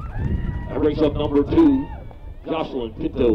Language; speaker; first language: English; native; English